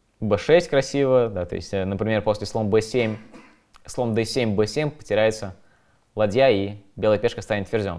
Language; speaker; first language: Russian; native; Russian